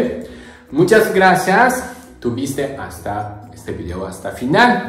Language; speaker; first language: Spanish; non-native, learner; Japanese